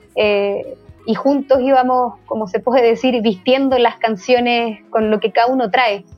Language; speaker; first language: Spanish; native; Spanish